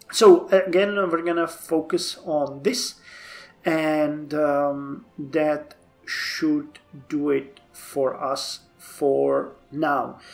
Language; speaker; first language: English; non-native, fluent; Czech